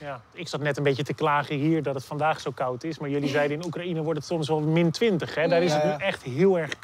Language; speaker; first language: Dutch; native; Dutch